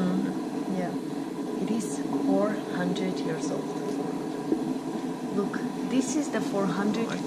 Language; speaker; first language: English; non-native, fluent; Armenian